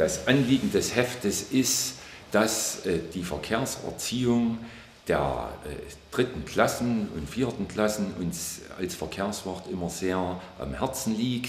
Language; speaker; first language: German; native; German